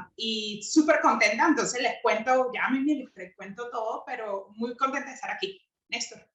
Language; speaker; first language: Spanish; native; Spanish